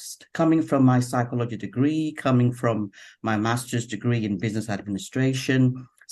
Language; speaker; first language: English; non-native, local second language; Yoruba